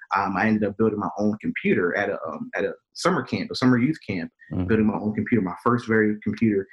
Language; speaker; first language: English; native; English